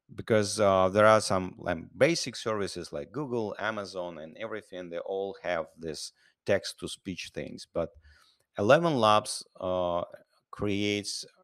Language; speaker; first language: English; non-native, fluent; Russian